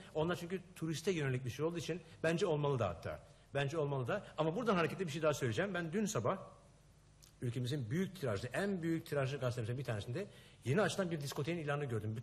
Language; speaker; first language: Turkish; native; Turkish